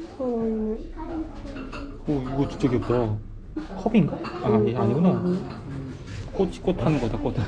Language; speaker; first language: Korean; non-native, fluent; Japanese